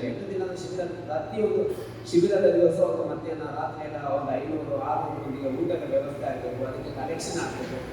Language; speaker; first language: Kannada; non-native, local second language; Tulu